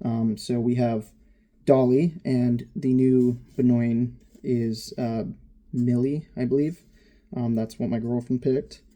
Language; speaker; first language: English; native; English